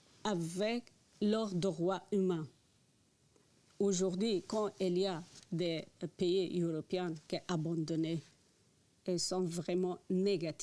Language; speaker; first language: French; non-native, learner; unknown